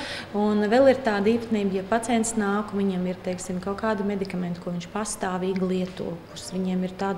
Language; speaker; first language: Latvian; native; Latvian